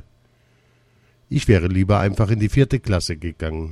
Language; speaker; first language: German; early bilingual, other home language; Russian